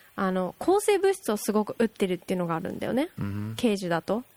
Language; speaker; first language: Japanese; early bilingual, heritage; Japanese